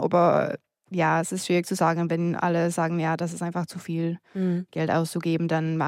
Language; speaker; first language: German; non-native, fluent; English